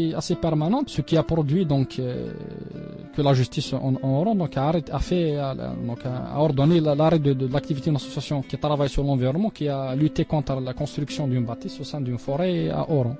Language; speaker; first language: French; non-native, local second language; Arabic